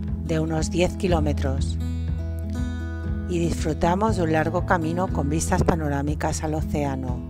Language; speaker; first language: Spanish; native; Spanish